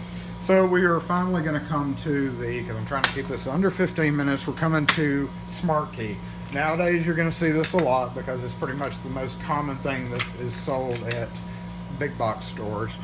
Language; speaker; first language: English; native; English